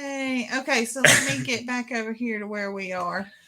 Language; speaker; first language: English; native; English